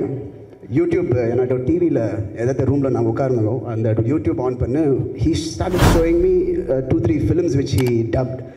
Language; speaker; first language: Tamil; non-native, local second language; Telugu